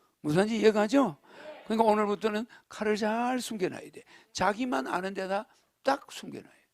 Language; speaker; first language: Korean; native; Korean